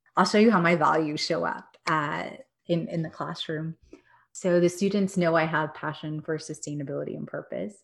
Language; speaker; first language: English; native; English